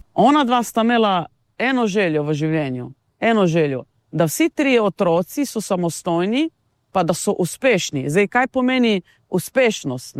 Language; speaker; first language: Slovenian; non-native, local second language; Romany